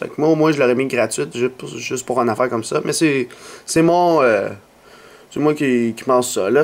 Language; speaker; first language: French; native; French